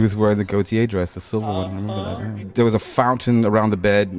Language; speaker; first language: English; native; English